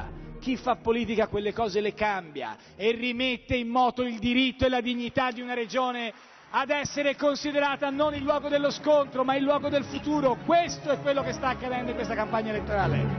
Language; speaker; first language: Italian; native; Italian